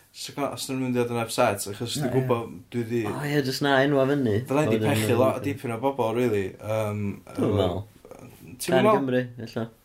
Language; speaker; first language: Welsh; native; Welsh